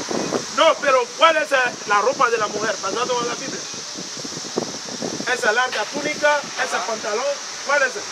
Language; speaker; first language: Spanish; non-native, learner; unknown